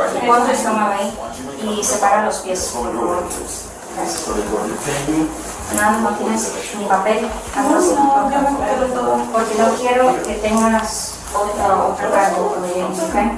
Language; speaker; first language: Spanish; early bilingual, heritage; Spanish